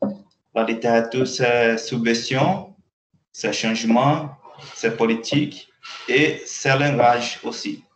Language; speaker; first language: French; non-native, learner; Portuguese